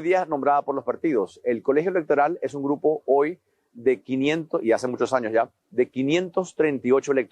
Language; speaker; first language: Spanish; native; Spanish